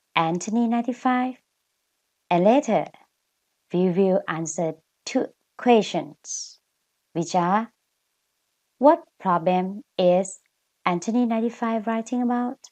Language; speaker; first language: English; non-native, fluent; Thai